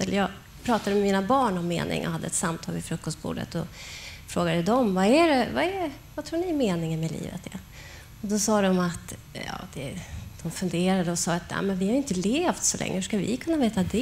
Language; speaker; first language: Swedish; native; Swedish